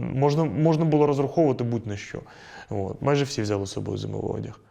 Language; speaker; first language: Ukrainian; native; Ukrainian